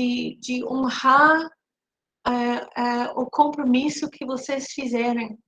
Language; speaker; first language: Portuguese; non-native, fluent; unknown